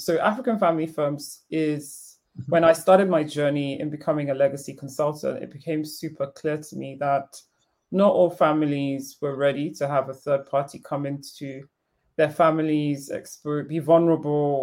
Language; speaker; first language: English; non-native, local second language; Yoruba